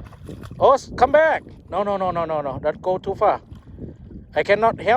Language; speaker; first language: English; non-native, learner; Lao